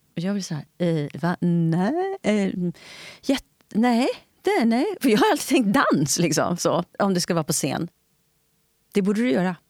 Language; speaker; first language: Swedish; native; Swedish